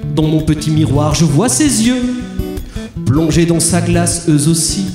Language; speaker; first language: French; native; French